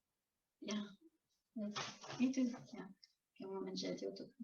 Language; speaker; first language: Indonesian; non-native, fluent; French